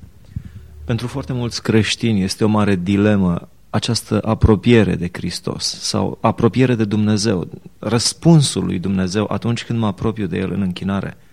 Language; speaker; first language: Romanian; native; Romanian